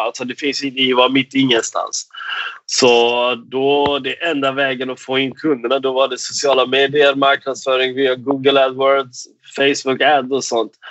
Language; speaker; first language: Swedish; non-native, fluent; Persian